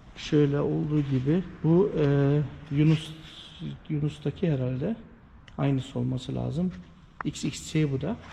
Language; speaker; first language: Turkish; early bilingual, heritage; Turkish